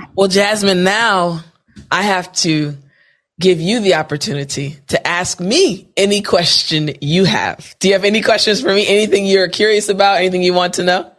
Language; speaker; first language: English; native; English